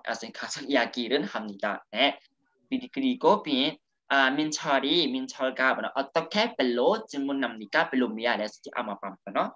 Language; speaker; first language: Korean; non-native, fluent; Burmese